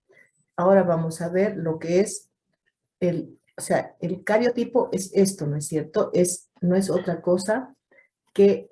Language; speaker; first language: Spanish; native; Spanish